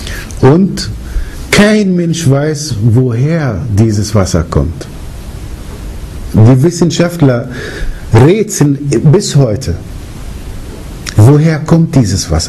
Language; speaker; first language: German; early bilingual, other home language; Arabic